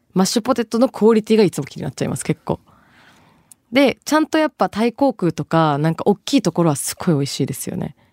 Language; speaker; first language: Japanese; early bilingual, other home language; Bangla